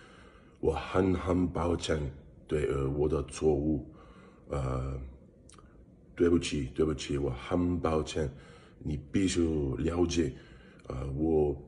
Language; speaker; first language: Chinese; non-native, learner; English